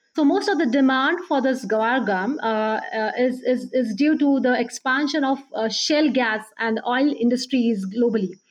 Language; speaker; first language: English; non-native, local second language; Marathi